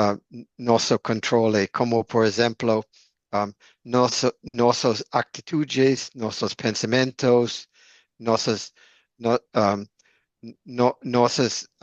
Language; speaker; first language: Portuguese; non-native, learner; English